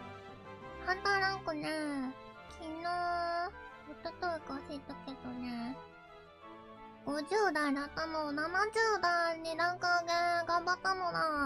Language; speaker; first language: Japanese; native; Japanese